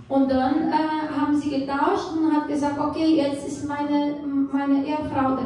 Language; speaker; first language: German; non-native, fluent; Portuguese